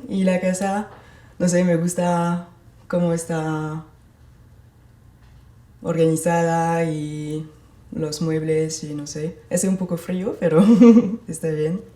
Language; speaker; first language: Spanish; non-native, fluent; French